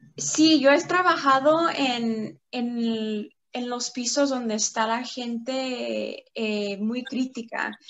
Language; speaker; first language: Spanish; early bilingual, heritage; Spanish